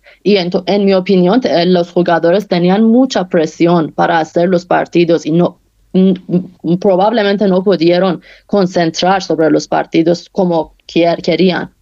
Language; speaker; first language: Spanish; non-native, fluent; Persian